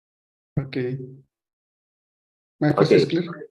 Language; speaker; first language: English; non-native, fluent; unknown